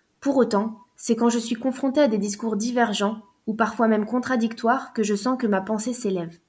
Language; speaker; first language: French; native; French